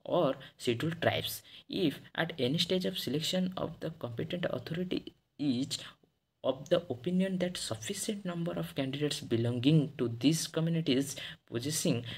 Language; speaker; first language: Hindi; non-native, local second language; Odia